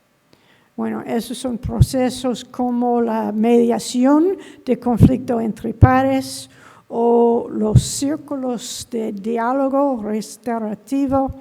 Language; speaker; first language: Spanish; non-native, fluent; English